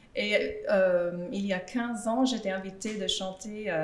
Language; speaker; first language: French; non-native, fluent; English